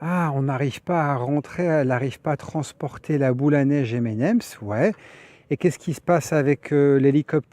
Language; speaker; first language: French; native; French